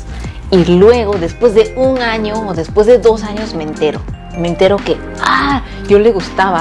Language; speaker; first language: Spanish; early bilingual, other home language; Korean